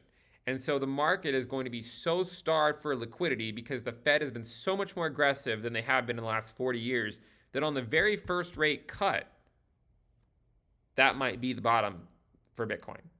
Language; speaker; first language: English; native; English